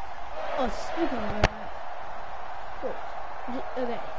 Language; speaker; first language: English; native; English